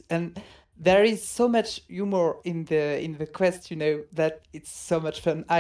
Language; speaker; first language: English; non-native, fluent; French